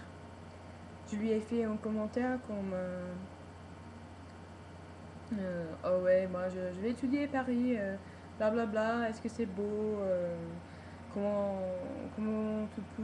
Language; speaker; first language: French; non-native, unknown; English